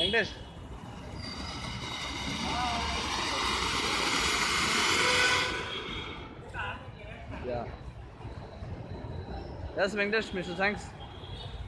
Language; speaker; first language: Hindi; non-native, local second language; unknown